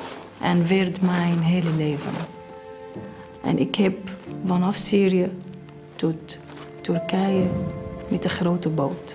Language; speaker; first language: Dutch; non-native, learner; Arabic